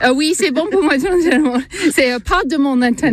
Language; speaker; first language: French; non-native, learner; English